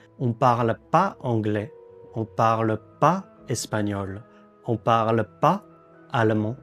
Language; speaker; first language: French; native; French